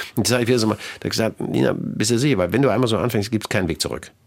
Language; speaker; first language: German; native; German